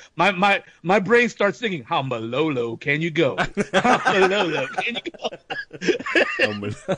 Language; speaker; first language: English; native; English